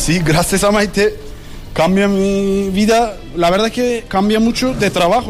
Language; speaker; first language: Spanish; non-native, learner; Turkish